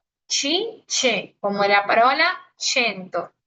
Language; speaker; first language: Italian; non-native, fluent; Spanish